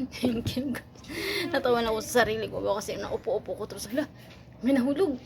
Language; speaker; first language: Filipino; non-native, local second language; Cebuano